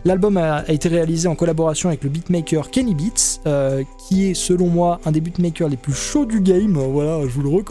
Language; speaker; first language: French; native; French